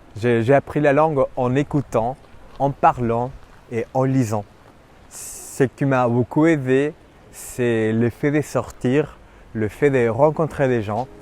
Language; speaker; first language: French; non-native, fluent; Spanish